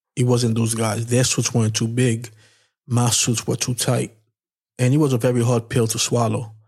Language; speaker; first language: English; non-native, fluent; Haitian Creole